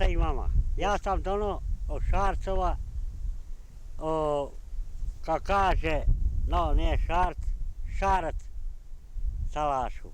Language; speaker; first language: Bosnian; non-native, local second language; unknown